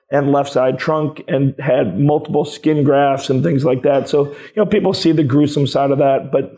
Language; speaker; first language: English; native; English